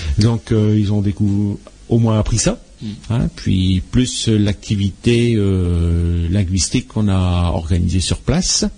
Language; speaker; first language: French; native; French